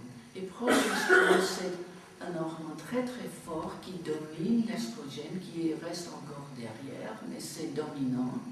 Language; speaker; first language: French; non-native, fluent; English